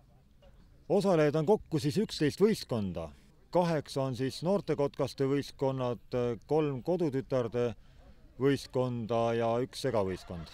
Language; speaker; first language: Estonian; native; Estonian